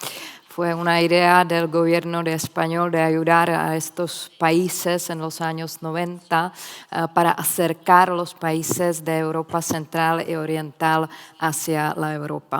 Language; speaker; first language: Spanish; non-native, fluent; Czech